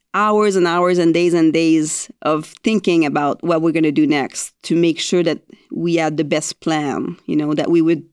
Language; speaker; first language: English; non-native, fluent; French